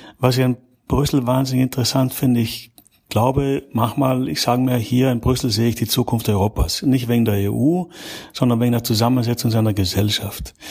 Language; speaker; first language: German; native; German